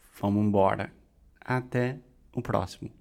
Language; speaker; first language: Portuguese; non-native, fluent; English